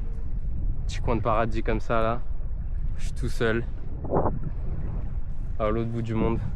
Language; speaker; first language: French; native; French